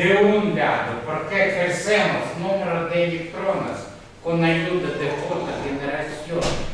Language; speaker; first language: Spanish; non-native, fluent; Russian